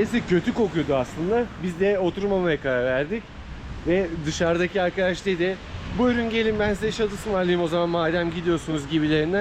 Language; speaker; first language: Turkish; native; Turkish